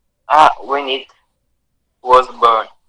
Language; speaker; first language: English; non-native, learner; Portuguese